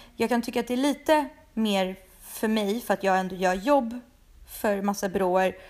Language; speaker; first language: Swedish; early bilingual, other home language; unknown